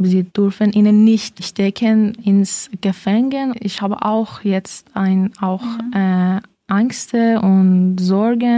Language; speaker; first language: German; non-native, learner; Persian